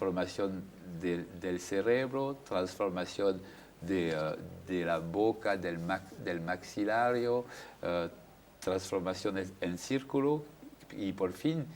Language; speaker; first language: Spanish; non-native, fluent; French